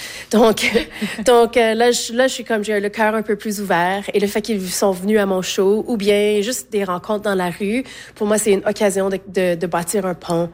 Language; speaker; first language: French; native; French